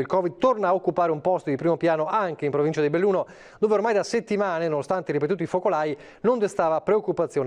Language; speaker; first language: Italian; native; Italian